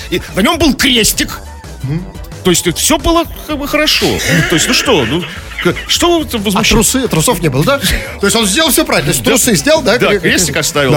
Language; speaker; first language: Russian; native; Russian